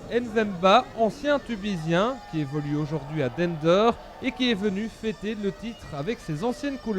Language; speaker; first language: French; native; French